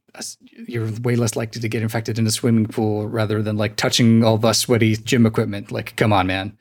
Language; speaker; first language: English; non-native, fluent; Icelandic